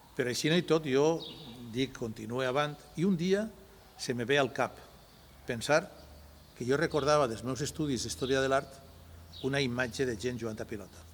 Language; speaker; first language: Catalan; non-native, local second language; Spanish